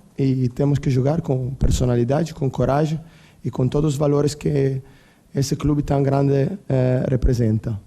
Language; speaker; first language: Portuguese; non-native, learner; Italian